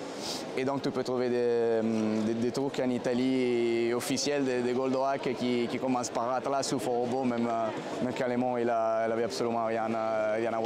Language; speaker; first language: French; non-native, fluent; Italian